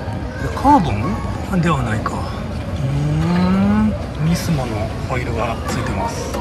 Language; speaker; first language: Japanese; native; Japanese